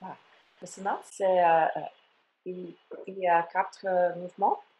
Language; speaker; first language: French; non-native, fluent; English